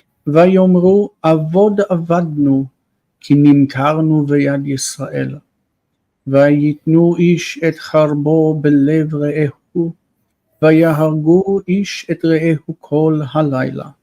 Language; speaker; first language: Hebrew; non-native, fluent; English